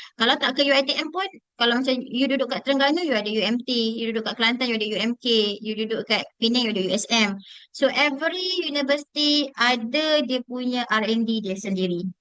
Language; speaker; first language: Malay; native; Malay